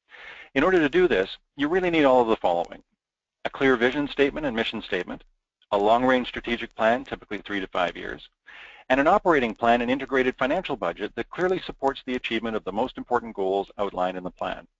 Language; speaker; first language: English; native; English